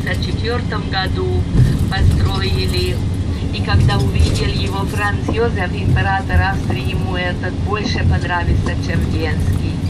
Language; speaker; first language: Russian; non-native, fluent; Hungarian